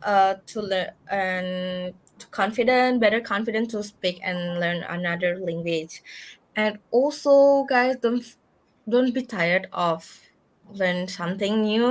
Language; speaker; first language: English; non-native, learner; Indonesian